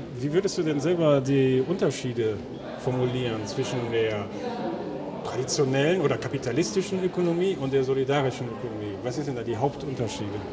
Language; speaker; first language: German; native; German